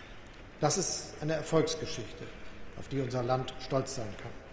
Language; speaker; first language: German; native; German